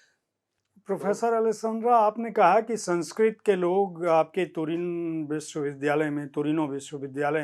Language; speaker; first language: Hindi; native; Hindi